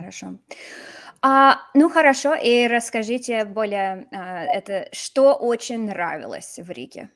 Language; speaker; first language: Russian; non-native, fluent; English